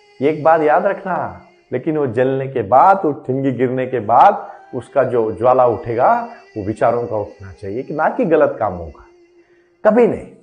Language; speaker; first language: Hindi; non-native, local second language; Marathi